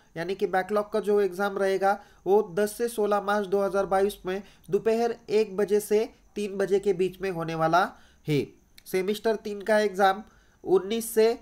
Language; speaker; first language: Hindi; non-native, local second language; Marathi